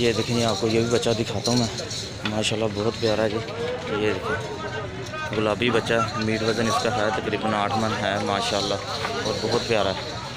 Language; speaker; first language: Urdu; non-native, local second language; Punjabi